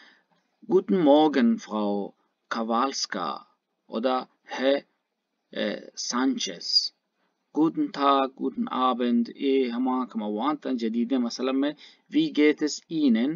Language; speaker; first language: German; non-native, fluent; Baluchi